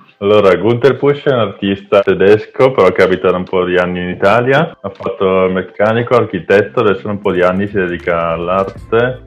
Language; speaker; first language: Italian; native; Italian